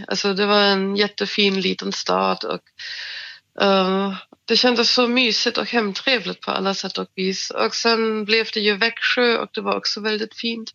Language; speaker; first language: Swedish; non-native, fluent; German